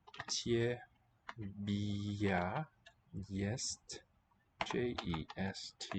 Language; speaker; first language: Russian; non-native, learner; English